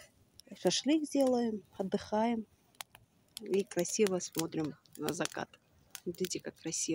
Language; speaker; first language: Russian; non-native, learner; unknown